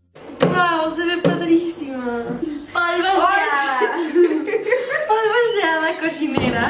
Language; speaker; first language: Spanish; native; Spanish